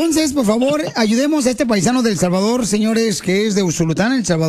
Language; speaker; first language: Spanish; native; Spanish